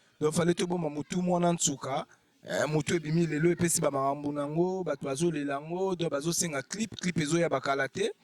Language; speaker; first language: Lingala; native; Lingala